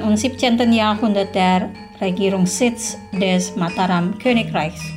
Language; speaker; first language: German; non-native, fluent; Indonesian